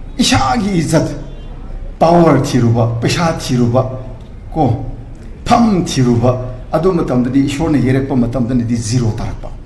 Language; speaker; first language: Manipuri; non-native, local second language; Tangkhul Naga (India)